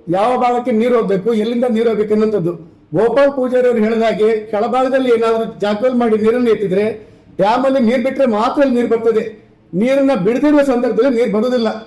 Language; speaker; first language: Kannada; native; Kannada